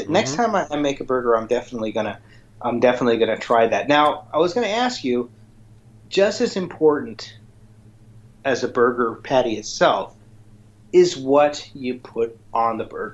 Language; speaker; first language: English; native; English